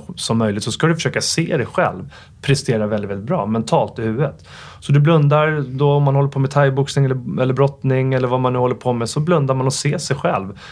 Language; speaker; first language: Swedish; native; Swedish